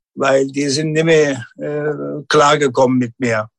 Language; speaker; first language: German; non-native, learner; Turkish